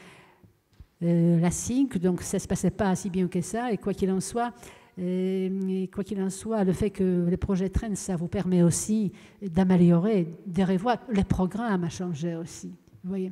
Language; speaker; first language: French; non-native, fluent; Polish